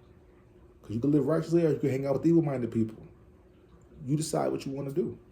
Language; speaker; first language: English; native; English